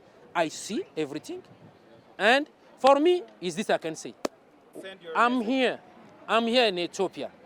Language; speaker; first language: English; non-native, learner; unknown